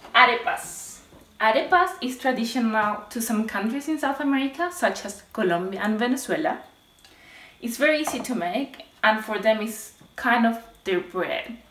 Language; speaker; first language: English; non-native, fluent; Spanish